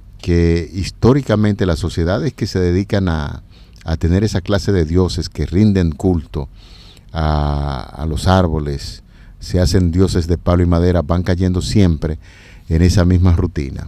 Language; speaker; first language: Spanish; native; Spanish